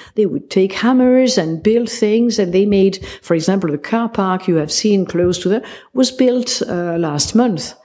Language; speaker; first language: English; non-native, fluent; French